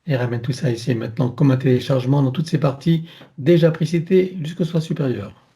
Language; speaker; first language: French; native; French